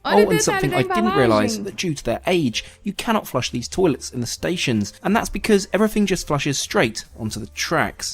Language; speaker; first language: English; native; English